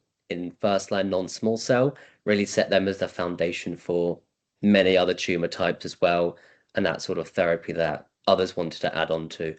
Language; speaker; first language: English; native; English